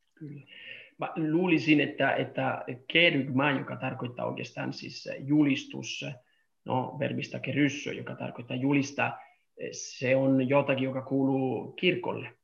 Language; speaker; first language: Finnish; non-native, fluent; Italian